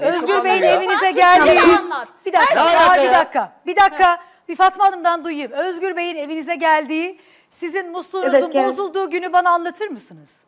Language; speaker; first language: Turkish; native; Turkish